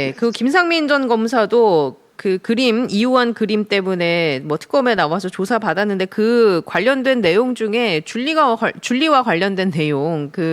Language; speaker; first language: Korean; native; Korean